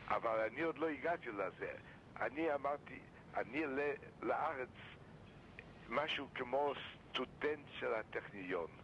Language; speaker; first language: Hebrew; non-native, fluent; Yiddish